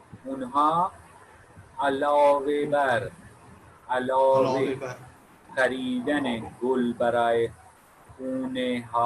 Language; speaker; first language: Persian; non-native, fluent; Urdu